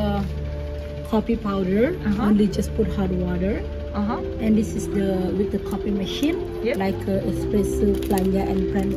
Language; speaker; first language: English; non-native, learner; Indonesian